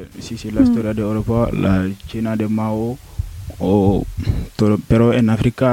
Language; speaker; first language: Spanish; non-native, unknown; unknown